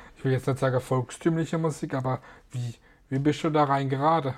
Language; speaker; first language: German; native; German